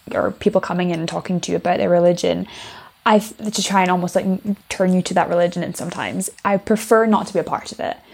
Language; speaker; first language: English; native; English